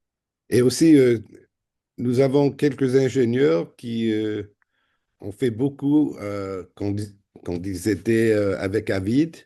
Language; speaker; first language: French; non-native, fluent; English